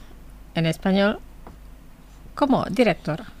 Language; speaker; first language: Spanish; non-native, fluent; Indonesian